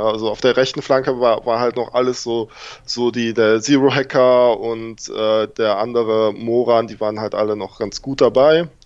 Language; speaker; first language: German; native; German